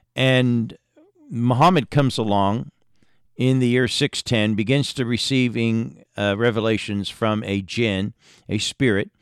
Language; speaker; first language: English; native; English